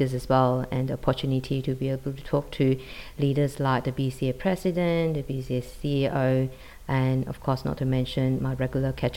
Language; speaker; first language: English; non-native, local second language; Cantonese